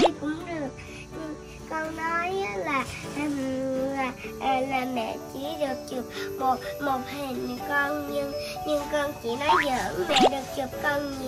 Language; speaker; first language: Vietnamese; early bilingual, heritage; Vietnamese